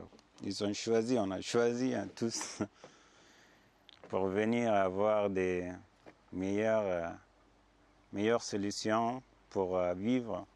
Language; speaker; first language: French; non-native, learner; Arabic